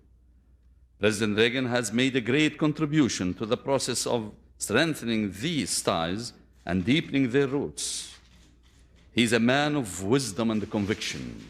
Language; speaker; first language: English; non-native, fluent; Arabic